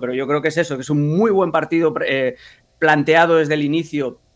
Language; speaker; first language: Spanish; native; Spanish